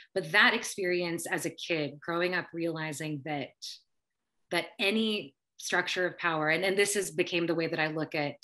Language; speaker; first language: English; early bilingual, other home language; Filipino